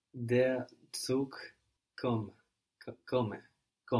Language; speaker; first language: German; non-native, learner; English